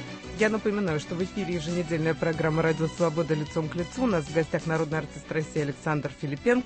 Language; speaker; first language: Russian; native; Russian